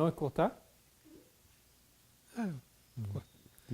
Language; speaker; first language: Portuguese; non-native, fluent; Spanish